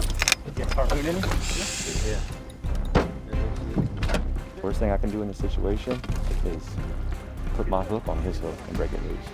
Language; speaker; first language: English; native; English